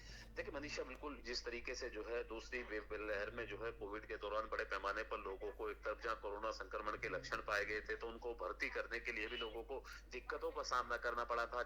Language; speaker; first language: Hindi; native; Hindi